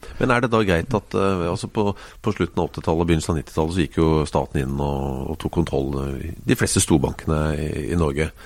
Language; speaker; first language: Norwegian; native; Norwegian